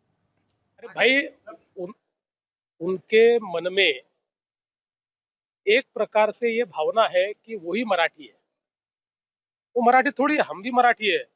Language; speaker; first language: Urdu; non-native, local second language; Marathi